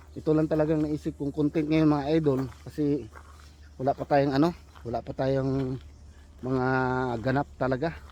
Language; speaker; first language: Filipino; non-native, local second language; Cebuano